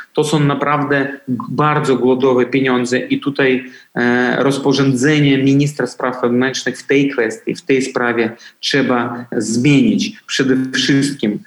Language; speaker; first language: Polish; non-native, fluent; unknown